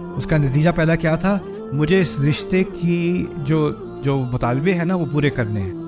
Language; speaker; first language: Urdu; early bilingual, heritage; Urdu